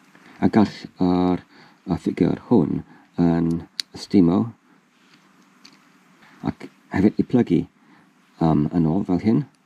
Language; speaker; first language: Welsh; non-native, learner; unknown